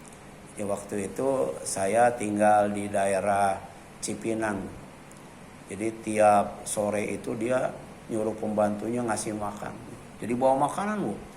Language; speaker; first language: Indonesian; native; Indonesian